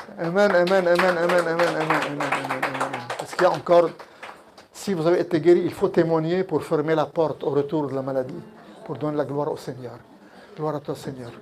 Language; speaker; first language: French; non-native, local second language; Arabic